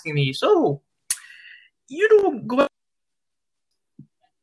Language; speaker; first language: English; native; English